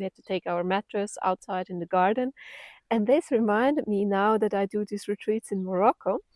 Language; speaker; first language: English; non-native, fluent; German